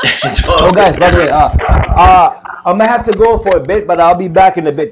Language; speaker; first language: English; non-native, local second language; Swahili